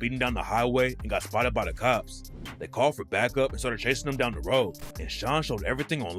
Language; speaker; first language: English; native; English